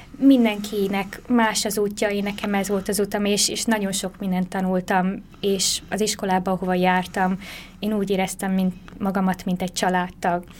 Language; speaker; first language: Hungarian; early bilingual, heritage; Hungarian